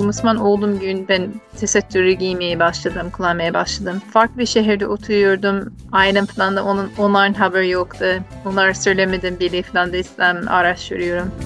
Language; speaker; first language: Turkish; non-native, fluent; English